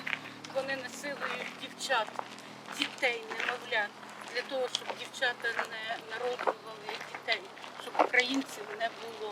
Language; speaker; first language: Ukrainian; native; Ukrainian